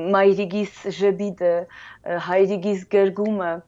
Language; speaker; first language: Armenian; early bilingual, heritage; French